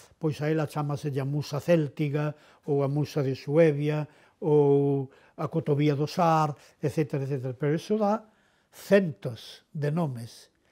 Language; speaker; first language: Galician; non-native, local second language; Spanish